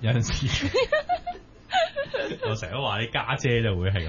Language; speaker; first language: Cantonese; native; Cantonese